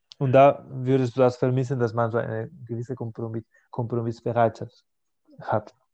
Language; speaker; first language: German; non-native, fluent; Spanish